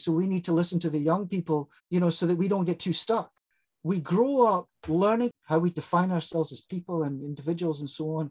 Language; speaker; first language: English; native; English